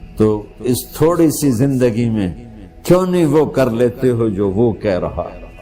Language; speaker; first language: Urdu; non-native, local second language; Punjabi